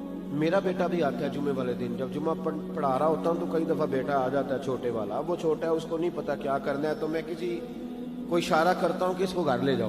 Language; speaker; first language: Urdu; native; Urdu